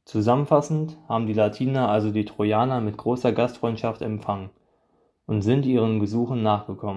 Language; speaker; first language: German; native; German